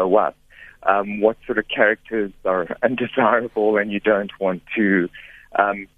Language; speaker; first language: English; native; English